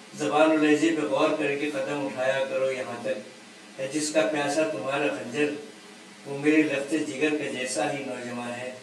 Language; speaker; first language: Urdu; native; Urdu